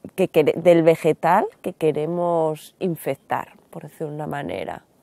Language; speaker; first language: Spanish; native; Spanish